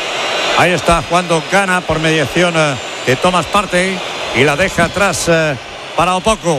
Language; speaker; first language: Spanish; native; Spanish